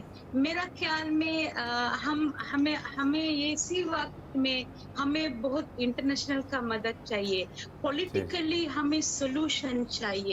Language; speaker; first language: Hindi; non-native, learner; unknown